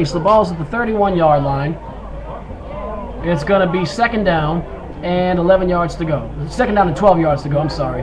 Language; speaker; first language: English; native; English